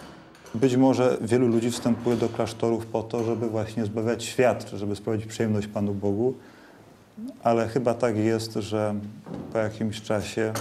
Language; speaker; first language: Polish; native; Polish